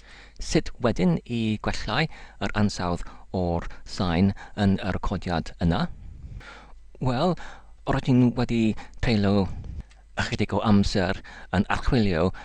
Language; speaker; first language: Welsh; non-native, learner; English